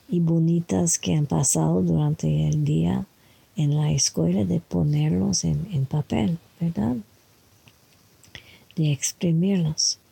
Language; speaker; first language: Spanish; non-native, fluent; French